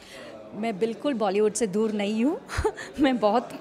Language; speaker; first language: Hindi; non-native, local second language; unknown